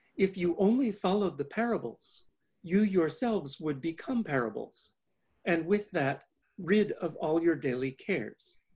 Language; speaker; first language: English; native; English